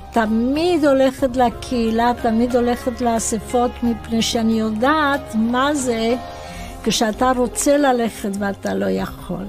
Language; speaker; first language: Hebrew; non-native, fluent; Romanian